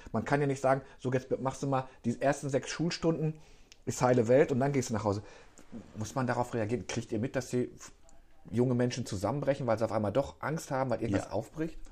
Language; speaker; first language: German; native; German